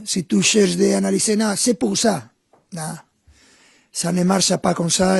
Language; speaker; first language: French; non-native, fluent; Spanish